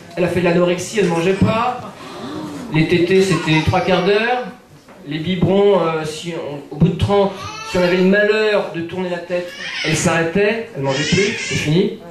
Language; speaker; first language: French; native; French